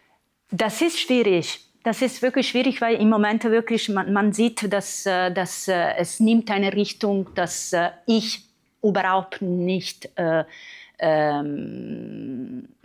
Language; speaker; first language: German; non-native, fluent; Italian